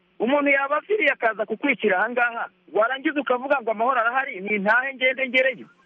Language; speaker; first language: Kinyarwanda; early bilingual, heritage; Kinyarwanda